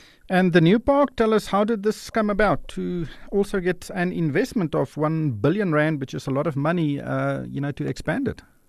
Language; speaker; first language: English; non-native, local second language; Afrikaans